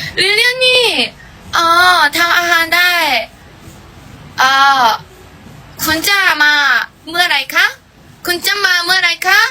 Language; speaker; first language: Thai; non-native, learner; Korean